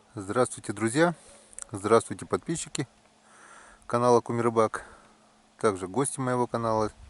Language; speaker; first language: Russian; non-native, local second language; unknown